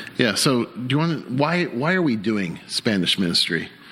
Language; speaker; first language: English; native; English